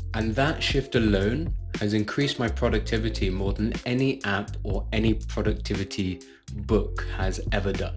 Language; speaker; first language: English; native; English